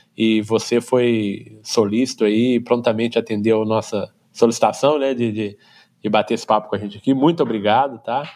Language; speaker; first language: Portuguese; native; Portuguese